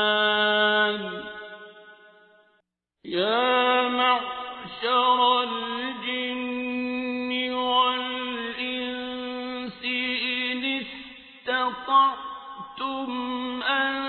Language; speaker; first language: Arabic; native; Arabic